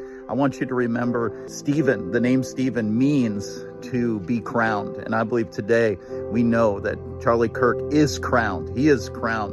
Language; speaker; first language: English; native; English